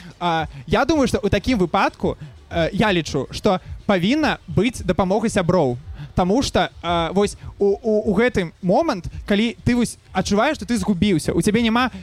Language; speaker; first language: Belarusian; non-native, local second language; Russian